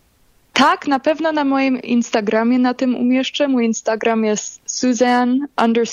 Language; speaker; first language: Polish; early bilingual, heritage; Polish